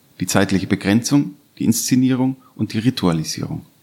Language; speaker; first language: German; native; German